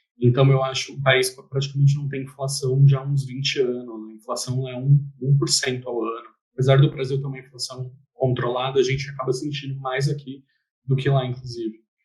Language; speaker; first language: Portuguese; native; Portuguese